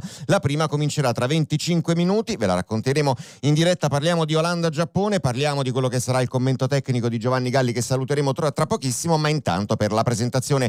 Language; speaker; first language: Italian; native; Italian